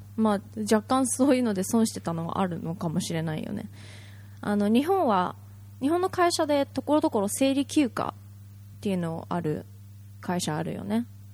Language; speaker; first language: Japanese; native; Japanese